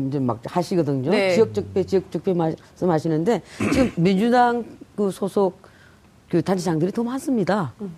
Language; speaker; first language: Korean; native; Korean